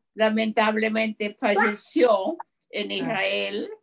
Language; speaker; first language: Spanish; native; Spanish